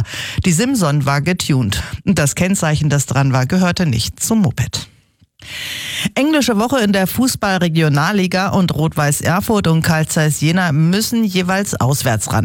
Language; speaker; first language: German; native; German